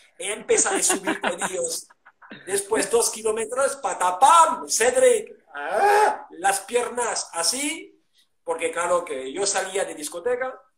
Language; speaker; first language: Spanish; non-native, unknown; French